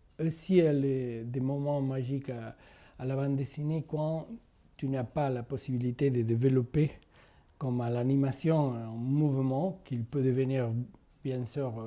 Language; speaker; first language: French; non-native, fluent; Spanish